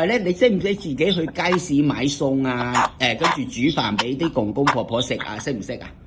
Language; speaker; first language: Cantonese; native; Cantonese